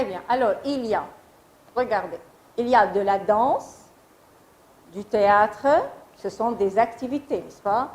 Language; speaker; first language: French; non-native, fluent; Arabic